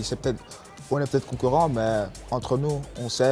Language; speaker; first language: French; early bilingual, other home language; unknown